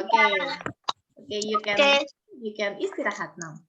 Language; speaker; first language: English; non-native, learner; Indonesian